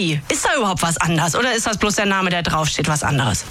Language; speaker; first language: German; native; German